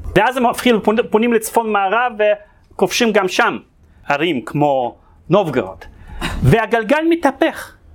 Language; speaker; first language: Hebrew; non-native, fluent; Russian